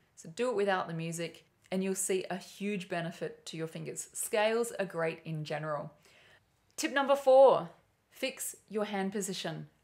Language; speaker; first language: English; native; English